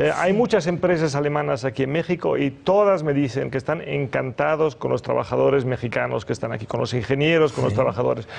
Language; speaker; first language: Spanish; early bilingual, other home language; German